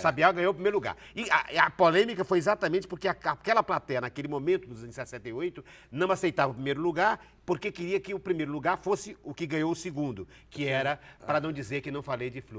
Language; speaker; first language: Portuguese; native; Portuguese